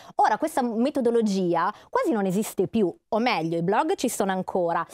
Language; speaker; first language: Italian; native; Italian